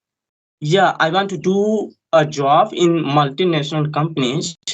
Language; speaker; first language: English; non-native, learner; Hindi